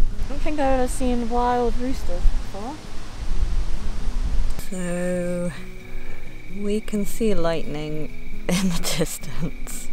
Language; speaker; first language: English; native; English